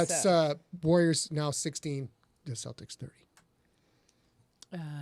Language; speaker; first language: English; native; English